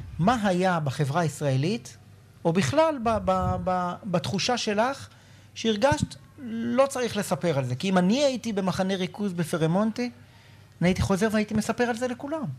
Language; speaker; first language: Hebrew; native; Hebrew